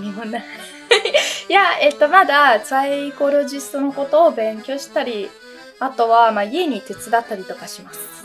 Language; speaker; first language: Japanese; non-native, fluent; Italian